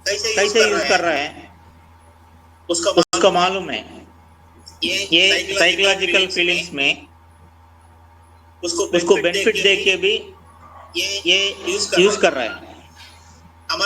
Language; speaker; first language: Hindi; non-native, local second language; Telugu